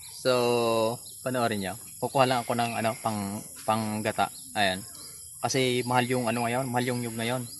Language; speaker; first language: Filipino; native; Filipino